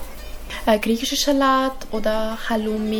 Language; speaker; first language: German; non-native, learner; Greek